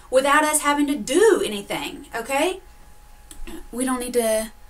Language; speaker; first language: English; native; English